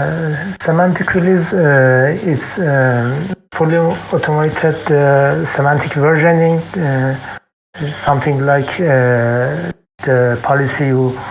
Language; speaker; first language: English; non-native, fluent; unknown